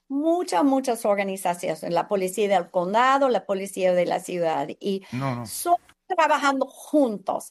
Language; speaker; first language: Spanish; non-native, fluent; English